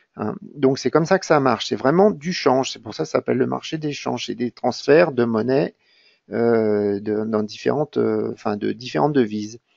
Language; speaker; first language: French; native; French